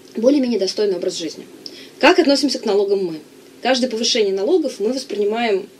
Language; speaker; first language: Russian; native; Russian